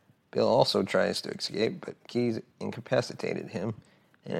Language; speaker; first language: English; native; English